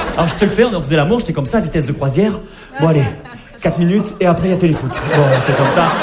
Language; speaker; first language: French; native; French